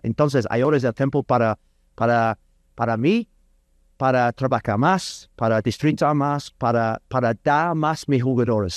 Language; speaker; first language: Spanish; non-native, learner; English